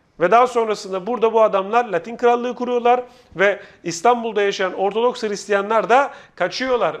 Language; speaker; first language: Turkish; native; Turkish